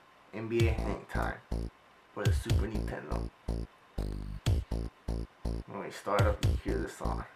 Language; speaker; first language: English; native; English